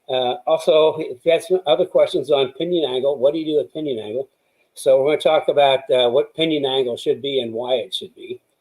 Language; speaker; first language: English; native; English